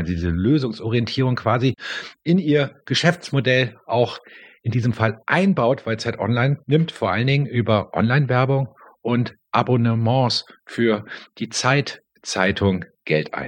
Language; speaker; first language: German; native; German